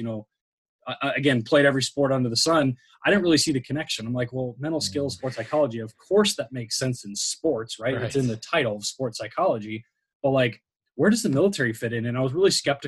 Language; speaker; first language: English; native; English